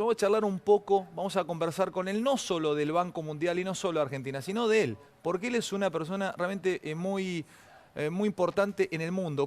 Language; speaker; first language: Spanish; native; Spanish